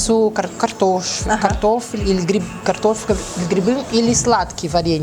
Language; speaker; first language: Russian; non-native, learner; Portuguese